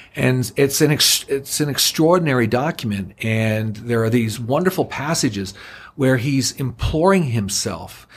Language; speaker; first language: English; native; English